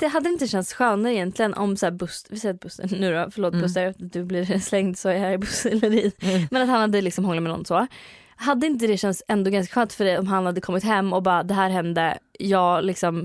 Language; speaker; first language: Swedish; native; Swedish